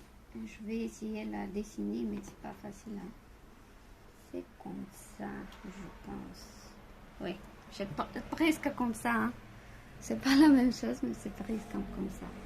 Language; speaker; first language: French; non-native, fluent; Bulgarian